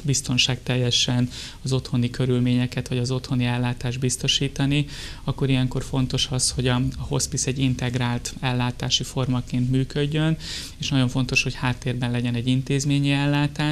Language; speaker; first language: Hungarian; native; Hungarian